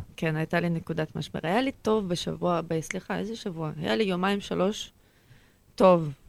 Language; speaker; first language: Hebrew; early bilingual, other home language; Russian